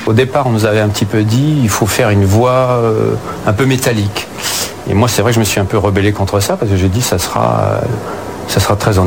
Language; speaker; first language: French; native; French